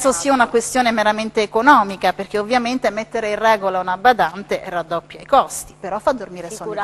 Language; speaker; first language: Italian; native; Italian